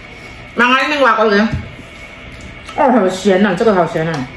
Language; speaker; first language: Chinese; non-native, fluent; Indonesian